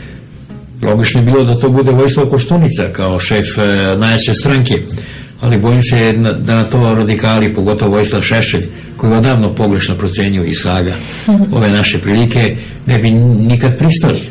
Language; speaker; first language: Serbian; native; Serbian